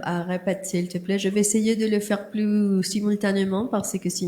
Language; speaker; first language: French; non-native, fluent; Spanish